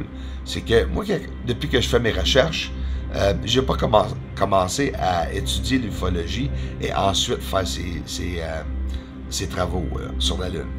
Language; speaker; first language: French; native; French